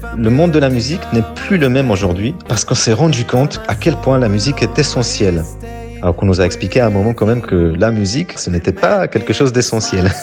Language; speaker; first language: French; non-native, fluent; Polish